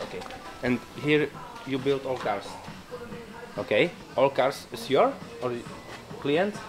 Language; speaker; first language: English; non-native, learner; Czech